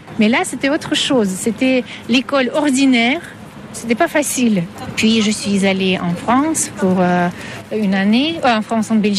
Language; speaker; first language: French; non-native, fluent; Russian